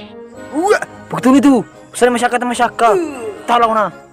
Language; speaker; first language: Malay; non-native, local second language; Buginese